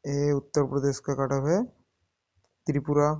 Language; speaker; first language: Hindi; non-native, local second language; Bangla